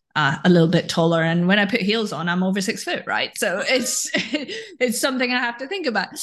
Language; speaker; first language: English; native; English